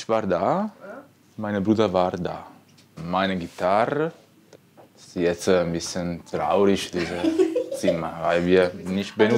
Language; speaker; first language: German; non-native, learner; Italian